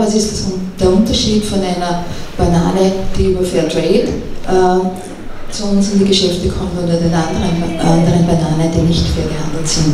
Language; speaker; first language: German; native; German